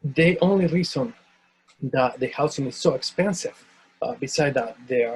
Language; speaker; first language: English; non-native, fluent; Spanish